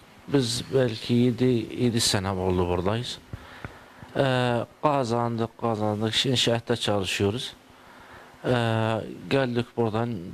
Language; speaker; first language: Turkish; non-native, learner; Arabic